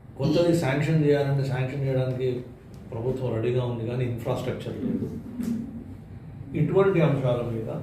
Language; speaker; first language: Telugu; native; Telugu